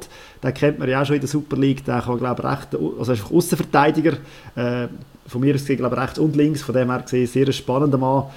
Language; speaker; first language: German; native; German